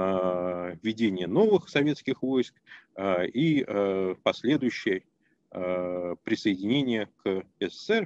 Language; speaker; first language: Russian; native; Russian